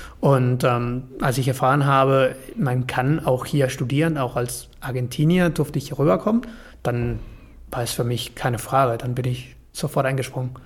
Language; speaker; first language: German; non-native, fluent; Spanish